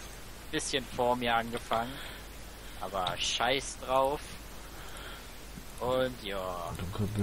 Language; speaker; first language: German; native; German